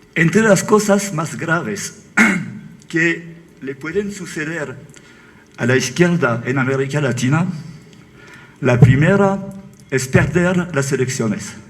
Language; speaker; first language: Spanish; non-native, fluent; French